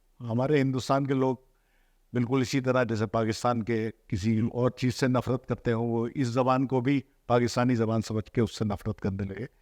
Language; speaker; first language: Urdu; native; Urdu